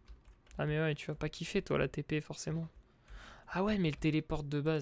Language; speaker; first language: French; native; French